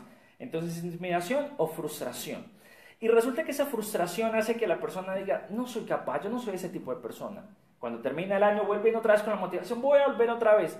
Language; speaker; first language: Spanish; native; Spanish